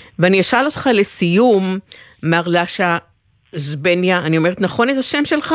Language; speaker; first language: Hebrew; native; Hebrew